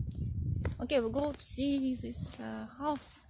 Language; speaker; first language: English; non-native, learner; Russian